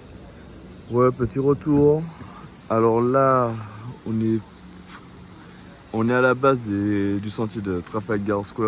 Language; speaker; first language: French; native; French